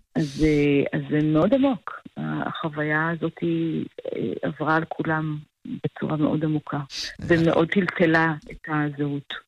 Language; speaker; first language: Hebrew; native; Hebrew